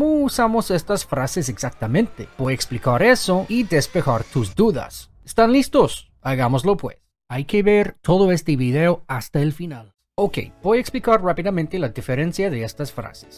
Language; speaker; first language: Spanish; non-native, fluent; English